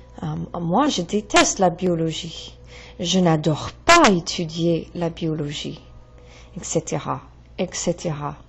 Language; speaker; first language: French; non-native, fluent; English